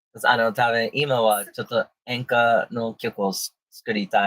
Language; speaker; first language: Japanese; non-native, learner; English